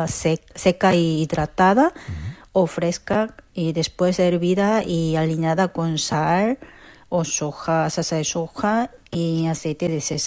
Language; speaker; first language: Spanish; non-native, fluent; Korean